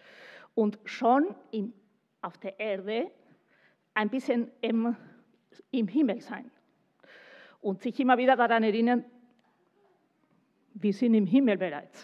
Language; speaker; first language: German; non-native, fluent; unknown